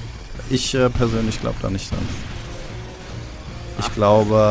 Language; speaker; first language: German; native; German